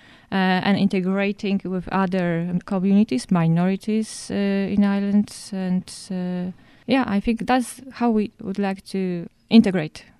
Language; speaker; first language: English; non-native, fluent; Polish